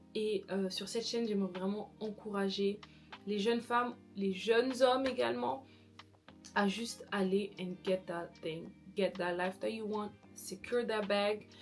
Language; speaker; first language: French; native; French